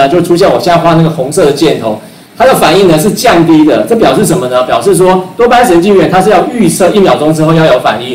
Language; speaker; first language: Chinese; native; Chinese